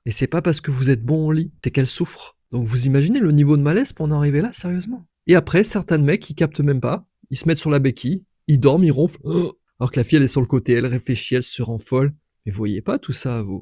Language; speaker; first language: French; native; French